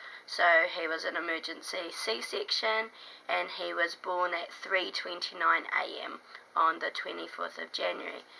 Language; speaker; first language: English; native; English